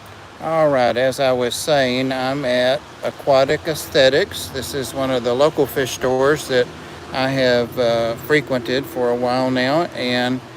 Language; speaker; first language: English; native; English